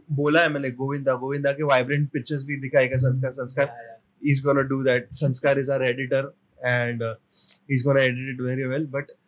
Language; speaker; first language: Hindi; non-native, local second language; Marathi